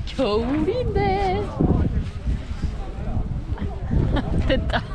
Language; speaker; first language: Korean; non-native, fluent; French